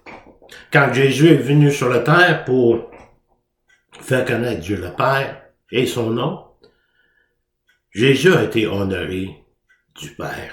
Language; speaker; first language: French; native; French